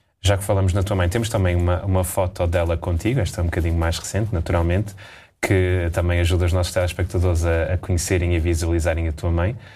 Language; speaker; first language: Portuguese; native; Portuguese